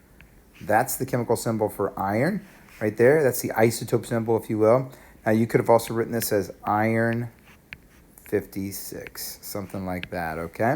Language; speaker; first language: English; native; English